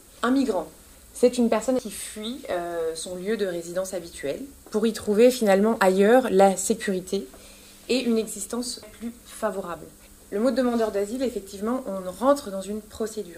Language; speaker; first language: French; native; French